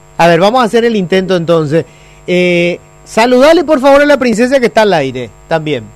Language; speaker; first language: Spanish; native; Spanish